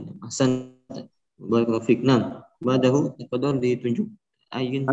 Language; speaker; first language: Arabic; non-native, local second language; Indonesian